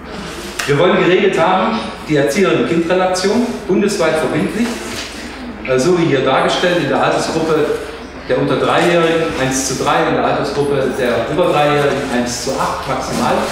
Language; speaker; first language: German; native; German